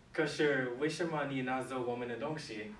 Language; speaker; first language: Chinese; non-native, learner; English